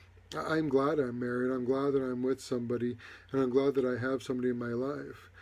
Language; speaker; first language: English; native; English